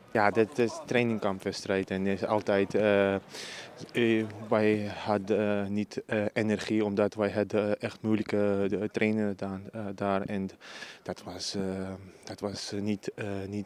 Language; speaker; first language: Dutch; non-native, learner; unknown